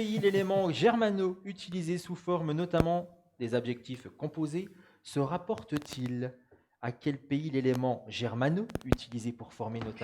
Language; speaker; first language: French; native; French